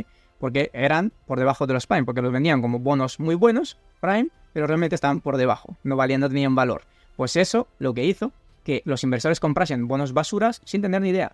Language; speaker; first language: Spanish; native; Spanish